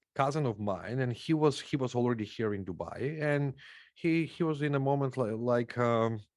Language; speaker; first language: English; non-native, fluent; Macedonian